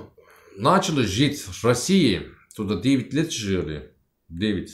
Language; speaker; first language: Russian; non-native, learner; Turkish